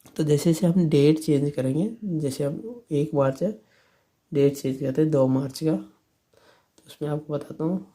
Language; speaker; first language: Hindi; native; Hindi